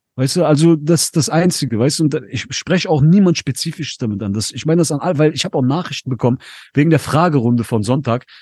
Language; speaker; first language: German; native; German